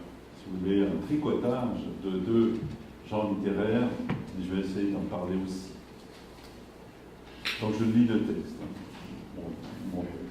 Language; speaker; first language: French; native; French